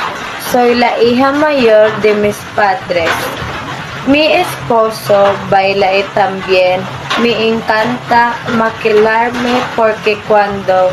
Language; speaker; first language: Spanish; non-native, learner; Cebuano